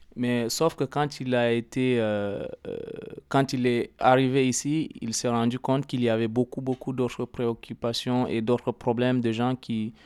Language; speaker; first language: French; non-native, local second language; Arabic